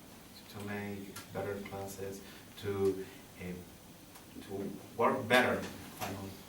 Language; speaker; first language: English; non-native, learner; Spanish